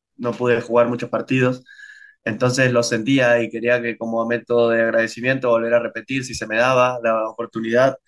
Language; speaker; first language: Spanish; native; Spanish